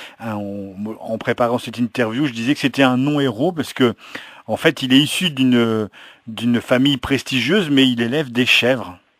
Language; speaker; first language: French; native; French